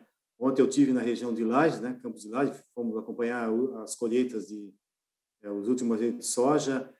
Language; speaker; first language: Portuguese; native; Portuguese